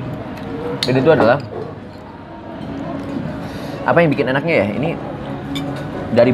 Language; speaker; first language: Indonesian; native; Indonesian